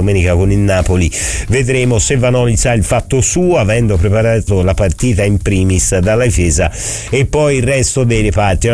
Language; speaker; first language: Italian; native; Italian